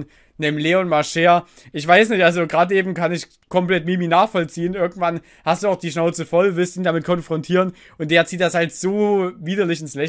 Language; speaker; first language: German; native; German